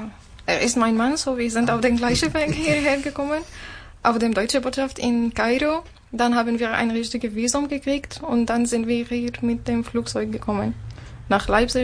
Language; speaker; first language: German; non-native, fluent; Arabic